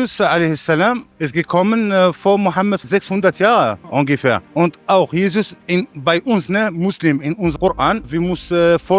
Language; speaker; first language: German; non-native, learner; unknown